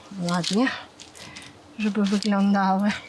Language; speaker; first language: Polish; non-native, fluent; Ukrainian